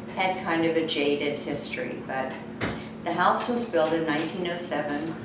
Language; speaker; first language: English; native; English